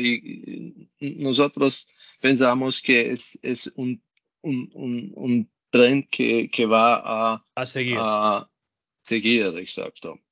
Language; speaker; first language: Spanish; non-native, learner; German